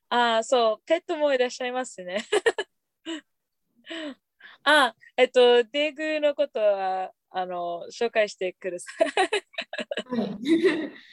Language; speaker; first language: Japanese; non-native, fluent; English